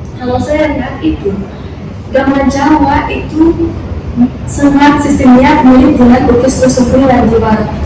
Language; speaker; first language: Indonesian; non-native, fluent; Arabic